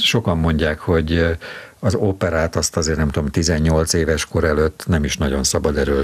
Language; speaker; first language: Hungarian; native; Hungarian